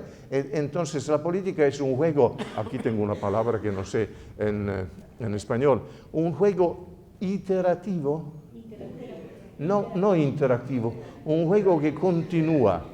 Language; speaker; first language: Spanish; non-native, fluent; Italian